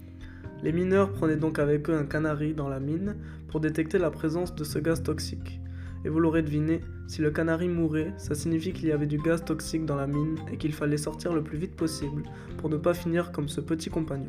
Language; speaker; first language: French; native; French